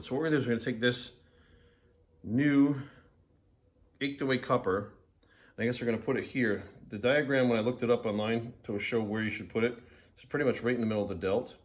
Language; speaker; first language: English; native; English